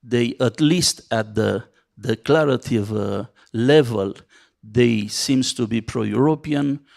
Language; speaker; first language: English; non-native, fluent; Romanian